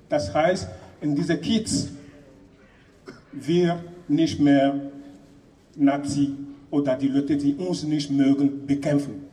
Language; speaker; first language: German; non-native, learner; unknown